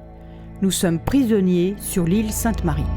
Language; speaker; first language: French; native; French